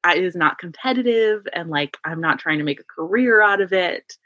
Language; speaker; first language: English; early bilingual, other home language; Yoruba